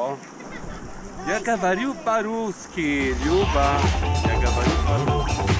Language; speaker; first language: Russian; non-native, learner; Italian